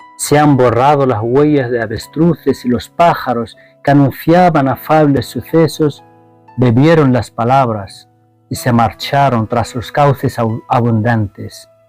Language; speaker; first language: Spanish; non-native, fluent; Arabic